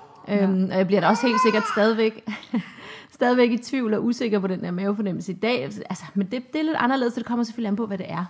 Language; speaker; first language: Danish; native; Danish